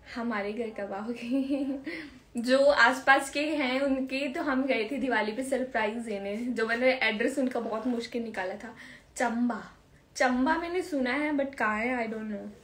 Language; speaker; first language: Hindi; native; Hindi